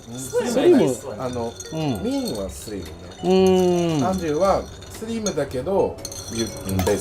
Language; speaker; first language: Japanese; non-native, fluent; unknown